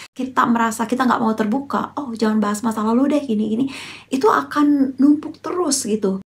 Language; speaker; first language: Indonesian; native; Indonesian